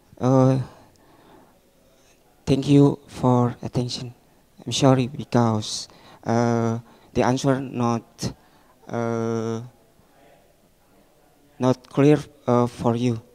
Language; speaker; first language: English; non-native, learner; Indonesian